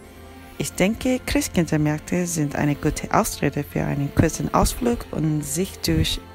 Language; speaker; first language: German; non-native, fluent; Korean